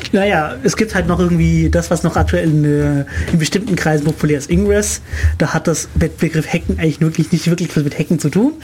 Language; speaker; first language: German; native; German